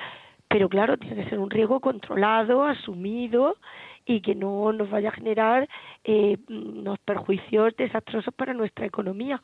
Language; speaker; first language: Spanish; native; Spanish